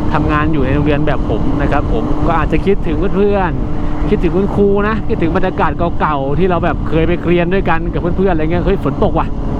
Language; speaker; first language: Thai; native; Thai